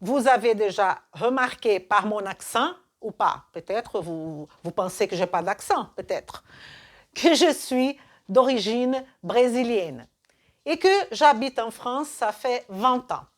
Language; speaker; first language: French; non-native, fluent; Portuguese